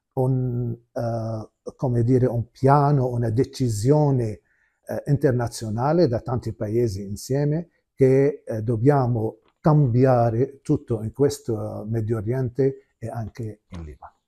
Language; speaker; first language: Italian; non-native, fluent; Arabic